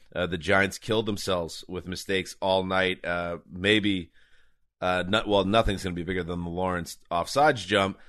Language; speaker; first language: English; native; English